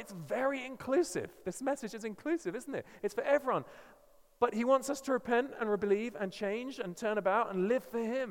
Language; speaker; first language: English; native; English